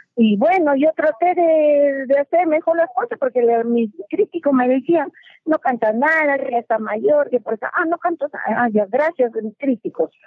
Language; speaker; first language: Spanish; native; Spanish